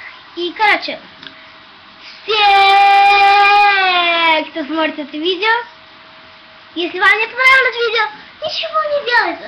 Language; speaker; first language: Russian; early bilingual, heritage; Russian